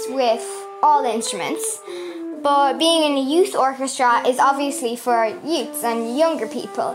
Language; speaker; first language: English; native; English